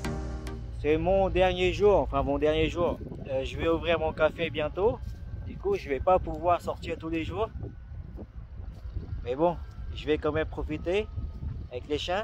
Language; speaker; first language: French; early bilingual, other home language; Vietnamese